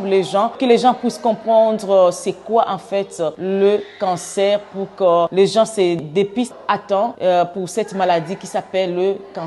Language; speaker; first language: French; non-native, local second language; Lingala